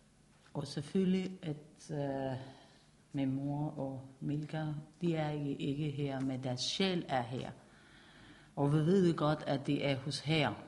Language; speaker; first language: Danish; non-native, learner; Persian